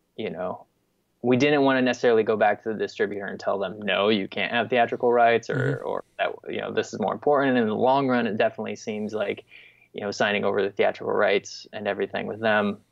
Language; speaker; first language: English; native; English